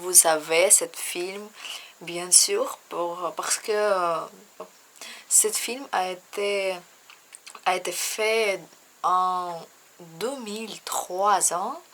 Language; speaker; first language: French; non-native, learner; Russian